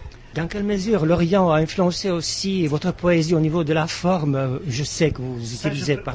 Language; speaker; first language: French; non-native, fluent; Czech